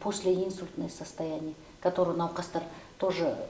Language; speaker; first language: Russian; non-native, local second language; Kazakh